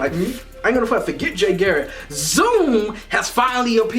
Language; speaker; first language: English; native; English